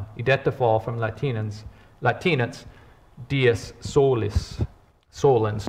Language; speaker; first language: Swedish; non-native, fluent; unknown